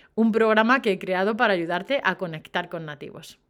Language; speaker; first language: Spanish; native; Spanish